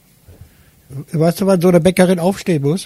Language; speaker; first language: German; native; German